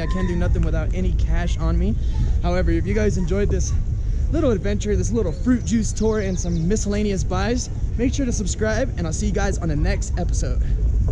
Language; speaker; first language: English; native; English